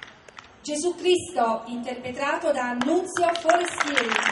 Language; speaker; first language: Italian; native; Italian